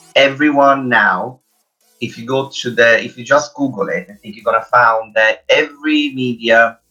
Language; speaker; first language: English; non-native, fluent; Italian